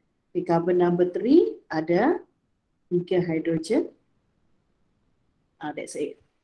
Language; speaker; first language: English; non-native, local second language; Malay